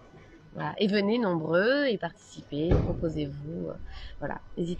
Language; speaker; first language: French; native; French